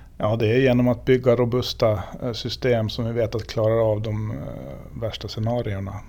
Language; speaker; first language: Swedish; native; Swedish